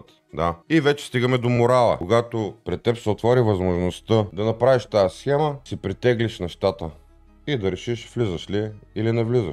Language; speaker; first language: Bulgarian; native; Bulgarian